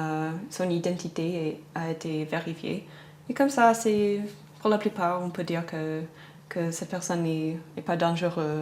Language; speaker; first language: French; non-native, fluent; English